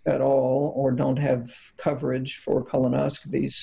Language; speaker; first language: English; native; English